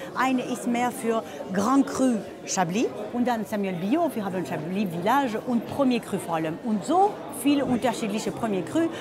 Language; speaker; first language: German; non-native, fluent; French